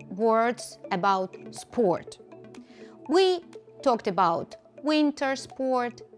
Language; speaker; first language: English; non-native, fluent; Ukrainian